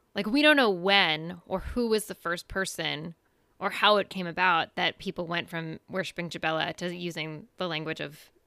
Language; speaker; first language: English; early bilingual, other home language; Spanish